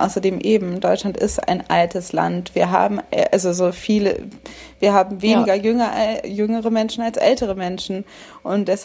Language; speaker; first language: German; native; German